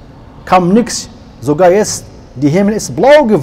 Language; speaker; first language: German; non-native, learner; Arabic